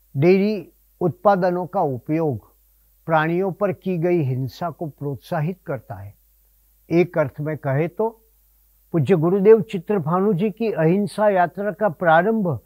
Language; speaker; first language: Hindi; non-native, local second language; Gujarati